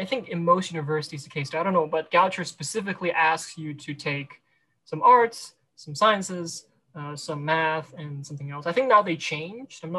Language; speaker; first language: English; non-native, local second language; Cantonese